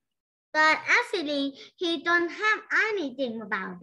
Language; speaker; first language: English; non-native, learner; Vietnamese